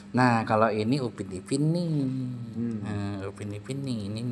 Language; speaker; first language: Indonesian; native; Indonesian